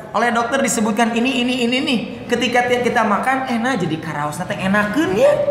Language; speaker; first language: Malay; non-native, local second language; Sundanese